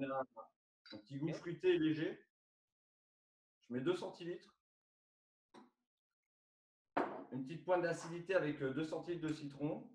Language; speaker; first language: French; native; French